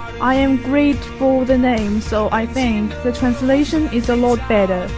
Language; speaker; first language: English; non-native, learner; Chinese